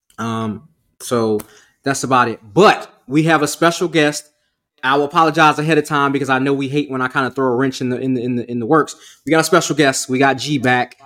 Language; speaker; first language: English; native; English